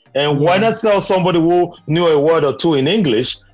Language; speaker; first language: English; non-native, local second language; Nigerian Pidgin